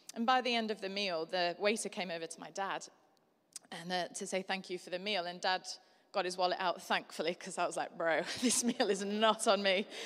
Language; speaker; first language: English; native; English